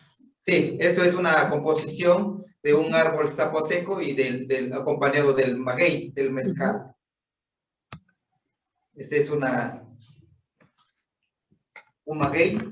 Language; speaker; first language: Spanish; non-native, local second language; Zapotec